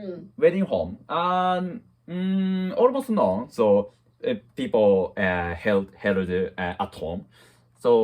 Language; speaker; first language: English; non-native, learner; Japanese